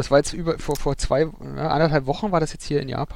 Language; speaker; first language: German; native; German